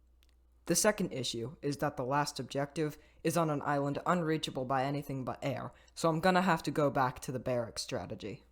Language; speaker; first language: English; native; English